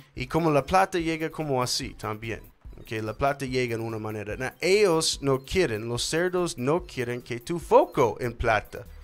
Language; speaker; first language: Spanish; non-native, learner; English